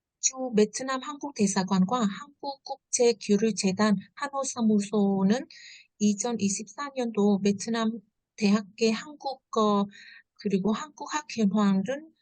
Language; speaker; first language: Korean; non-native, fluent; Vietnamese